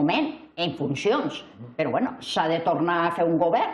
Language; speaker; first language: Catalan; native; Catalan